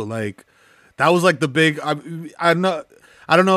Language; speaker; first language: English; early bilingual, other home language; Spanish